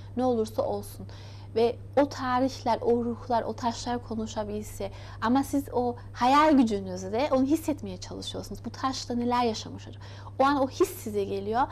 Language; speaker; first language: Turkish; early bilingual, heritage; Turkish